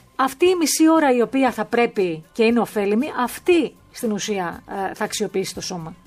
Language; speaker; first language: Greek; native; Greek